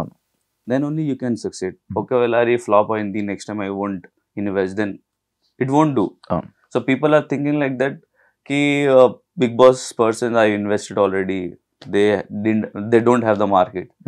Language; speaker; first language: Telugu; non-native, learner; Hindi